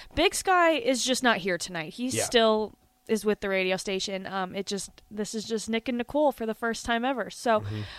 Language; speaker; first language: English; native; English